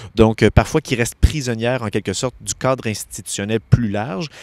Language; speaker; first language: French; native; French